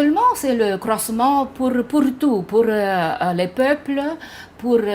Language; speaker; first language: French; non-native, fluent; Romanian